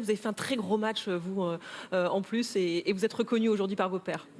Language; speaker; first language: French; native; French